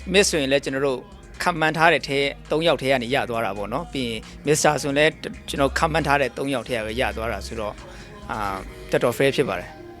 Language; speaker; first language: Burmese; non-native, local second language; Tedim Chin